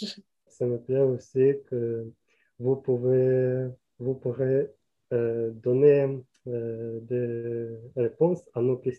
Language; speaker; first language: French; non-native, learner; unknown